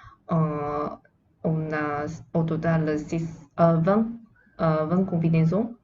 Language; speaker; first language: French; non-native, fluent; Chinese